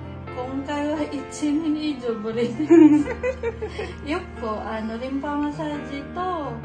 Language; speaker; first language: Japanese; non-native, fluent; Filipino